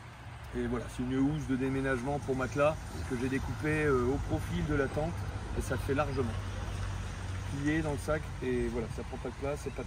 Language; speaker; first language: French; native; French